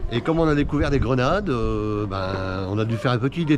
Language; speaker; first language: French; native; French